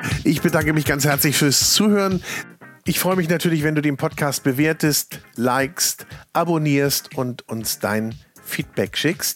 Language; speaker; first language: German; native; German